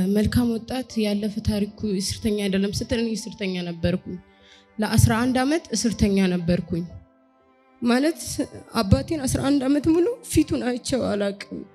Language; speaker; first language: Amharic; non-native, local second language; Oromo